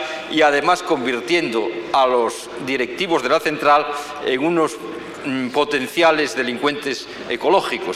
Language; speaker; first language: Spanish; native; Spanish